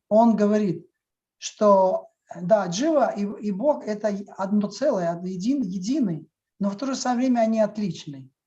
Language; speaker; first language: Russian; native; Russian